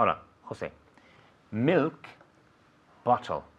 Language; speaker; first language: Spanish; non-native, fluent; English